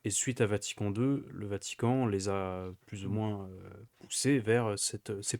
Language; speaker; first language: French; native; French